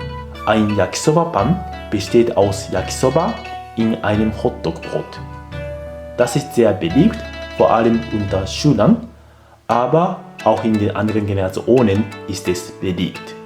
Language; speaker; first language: German; non-native, fluent; Japanese